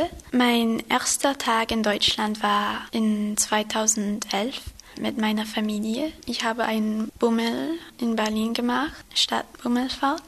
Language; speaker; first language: German; non-native, learner; English